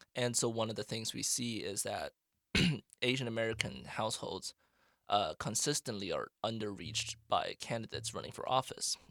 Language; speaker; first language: English; non-native, fluent; Chinese